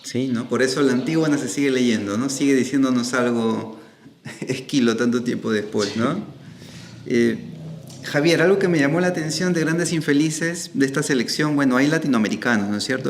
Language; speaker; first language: Spanish; native; Spanish